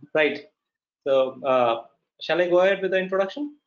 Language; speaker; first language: English; non-native, local second language; Odia